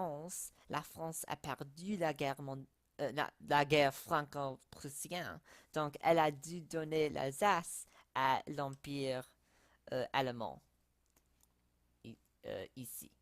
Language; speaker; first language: French; non-native, learner; English